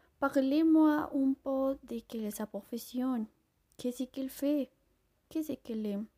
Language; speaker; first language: French; non-native, learner; Spanish